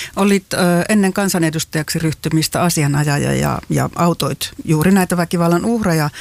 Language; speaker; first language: Finnish; native; Finnish